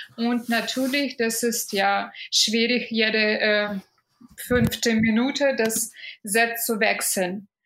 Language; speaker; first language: German; non-native, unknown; Russian